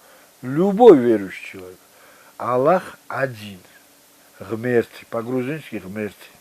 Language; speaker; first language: Russian; non-native, local second language; Georgian